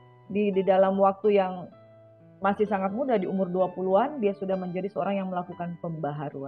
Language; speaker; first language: Indonesian; native; Indonesian